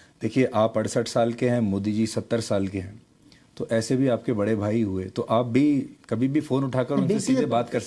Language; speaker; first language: Hindi; native; Hindi